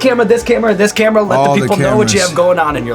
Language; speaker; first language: English; native; English